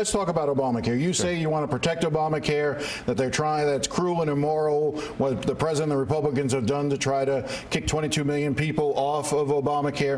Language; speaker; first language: English; native; English